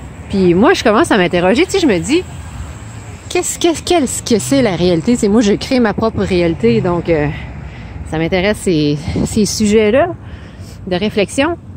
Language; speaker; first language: French; native; French